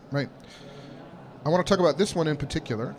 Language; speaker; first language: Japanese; non-native, learner; English